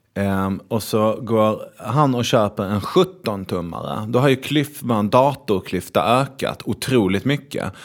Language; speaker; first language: Swedish; native; Swedish